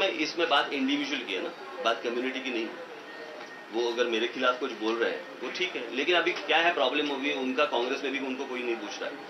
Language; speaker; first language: Hindi; non-native, local second language; Marathi